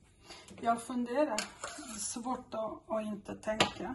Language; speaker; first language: Swedish; non-native, local second language; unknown